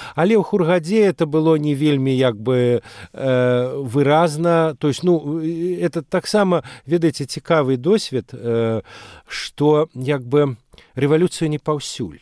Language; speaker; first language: Belarusian; non-native, local second language; Russian